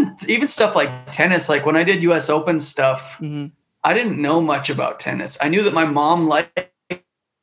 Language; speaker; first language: English; native; English